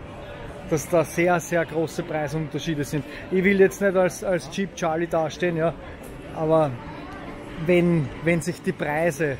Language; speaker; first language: German; native; German